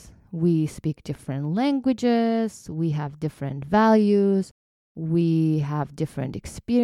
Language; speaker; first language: English; non-native, fluent; Kyrgyz